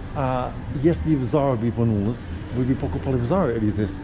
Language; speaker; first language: Russian; non-native, learner; English